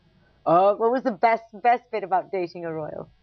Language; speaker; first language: English; native; English